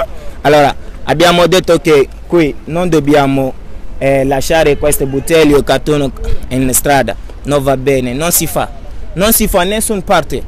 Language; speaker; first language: Italian; non-native, fluent; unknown